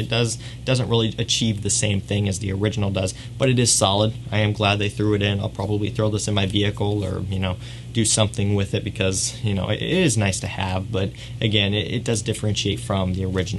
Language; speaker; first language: English; native; English